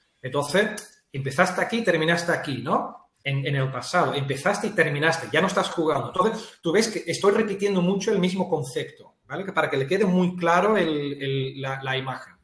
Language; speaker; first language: Spanish; non-native, fluent; Dutch